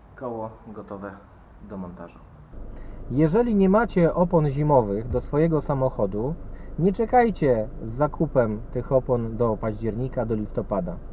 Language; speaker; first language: Polish; native; Polish